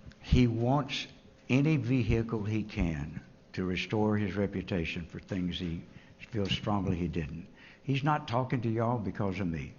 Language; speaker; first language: English; native; English